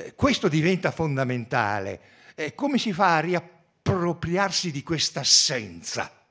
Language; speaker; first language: Italian; native; Italian